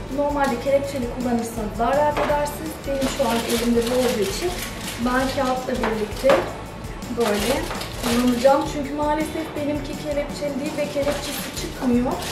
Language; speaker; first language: Turkish; early bilingual, heritage; Turkish